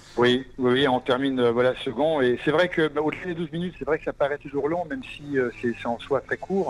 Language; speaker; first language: French; native; French